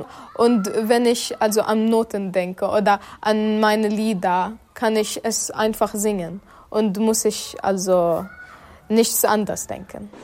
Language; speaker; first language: German; non-native, fluent; Arabic